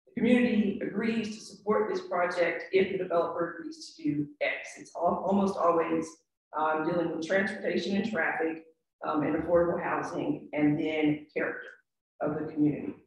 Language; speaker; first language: English; native; English